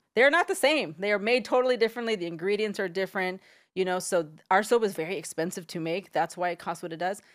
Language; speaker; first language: English; native; English